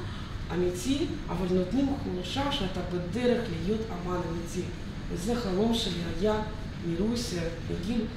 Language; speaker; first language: Hebrew; non-native, fluent; Russian